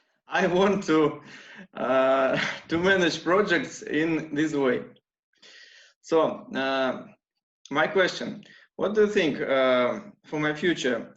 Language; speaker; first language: English; non-native, learner; Russian